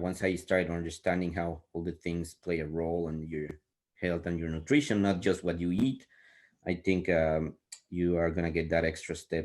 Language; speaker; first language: English; non-native, fluent; Spanish